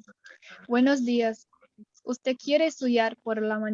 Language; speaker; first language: Spanish; non-native, learner; Portuguese